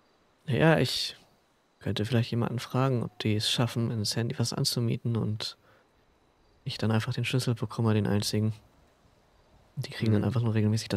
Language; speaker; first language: German; native; German